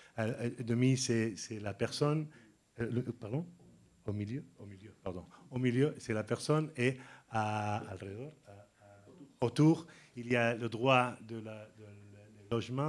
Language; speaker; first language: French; non-native, learner; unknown